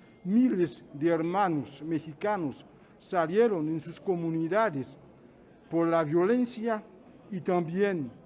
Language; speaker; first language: Spanish; non-native, fluent; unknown